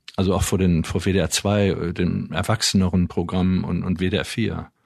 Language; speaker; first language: German; native; German